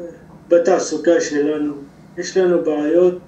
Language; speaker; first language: Hebrew; non-native, local second language; Arabic